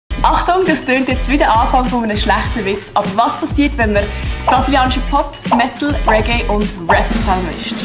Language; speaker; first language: German; native; German